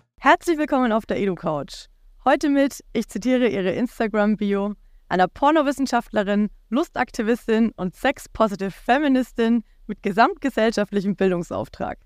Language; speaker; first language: German; native; German